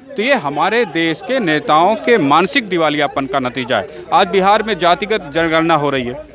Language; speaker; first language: Hindi; native; Hindi